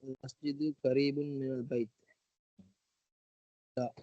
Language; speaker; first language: Arabic; non-native, learner; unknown